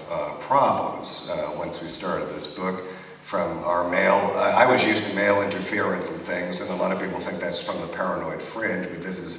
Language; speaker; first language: English; native; English